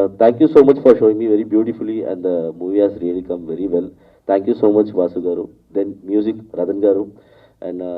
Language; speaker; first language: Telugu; non-native, learner; Tamil